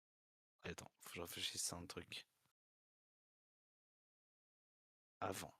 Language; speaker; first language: French; native; French